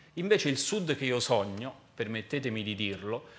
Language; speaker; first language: Italian; native; Italian